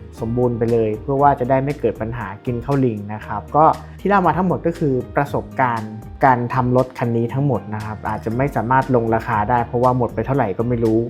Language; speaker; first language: Thai; native; Thai